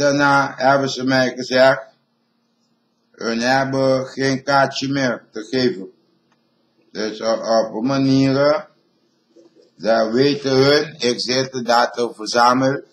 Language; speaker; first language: Dutch; non-native, local second language; Papiamento